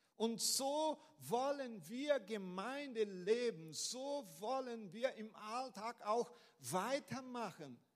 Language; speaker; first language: German; non-native, fluent; Portuguese